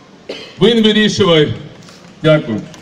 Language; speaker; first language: Ukrainian; non-native, fluent; Georgian